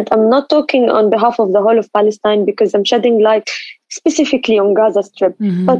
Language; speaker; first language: English; non-native, fluent; Arabic